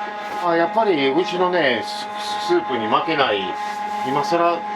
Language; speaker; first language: Japanese; native; Japanese